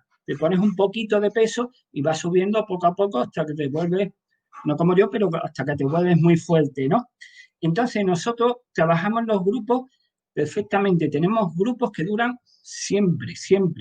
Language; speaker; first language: Spanish; native; Spanish